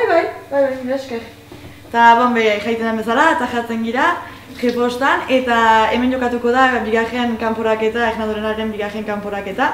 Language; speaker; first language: Basque; native; Basque